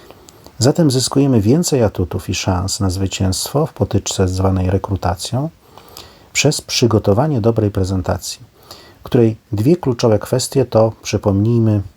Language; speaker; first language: Polish; native; Polish